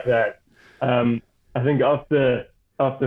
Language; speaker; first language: English; native; English